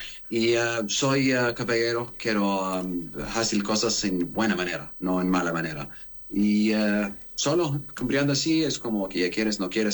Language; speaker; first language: Spanish; non-native, learner; Arabic